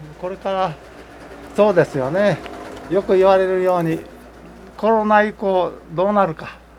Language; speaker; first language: Japanese; native; Japanese